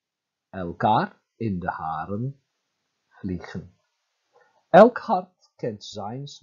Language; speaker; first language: Dutch; non-native, fluent; Turkish